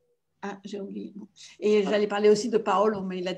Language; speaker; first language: French; native; French